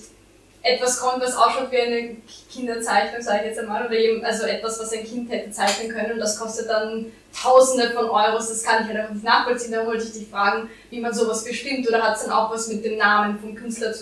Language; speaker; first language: German; native; German